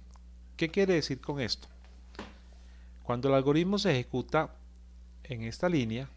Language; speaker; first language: Spanish; native; Spanish